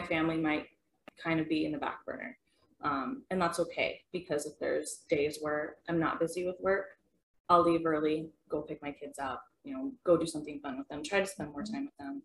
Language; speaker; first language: English; native; English